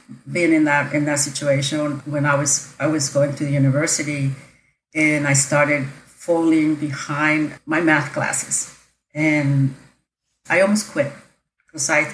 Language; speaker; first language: English; non-native, fluent; Spanish